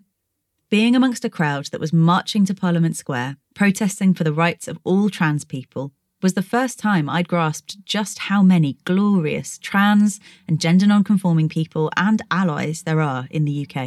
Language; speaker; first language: English; native; English